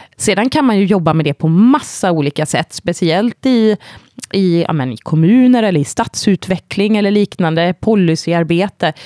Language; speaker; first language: Swedish; native; Swedish